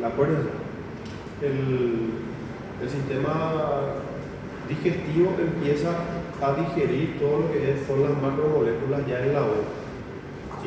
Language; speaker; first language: Spanish; native; Spanish